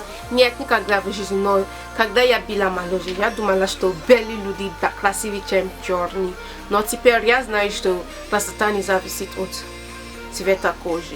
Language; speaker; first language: Russian; non-native, learner; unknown